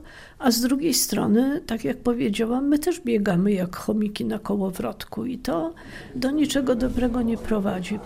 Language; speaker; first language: Polish; native; Polish